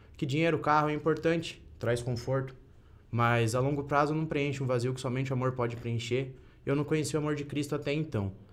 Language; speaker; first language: Portuguese; native; Portuguese